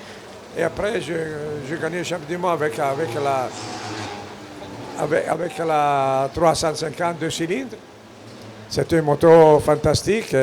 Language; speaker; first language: French; non-native, fluent; Italian